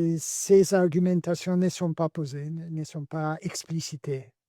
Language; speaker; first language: French; non-native, learner; Italian